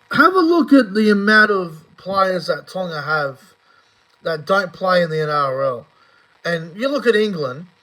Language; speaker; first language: English; native; English